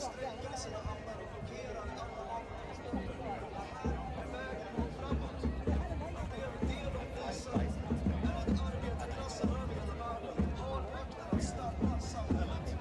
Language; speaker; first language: Swedish; native; Swedish